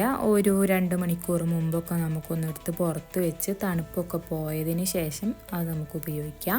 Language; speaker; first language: Malayalam; native; Malayalam